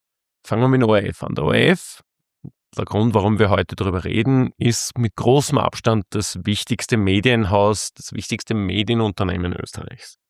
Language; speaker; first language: German; native; German